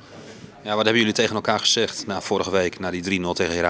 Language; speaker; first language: Dutch; native; Dutch